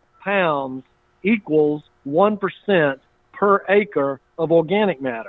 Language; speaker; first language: English; native; English